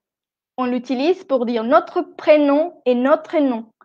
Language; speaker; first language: French; non-native, fluent; Spanish